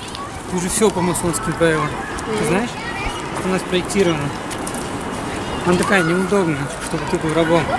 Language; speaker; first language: Russian; native; Russian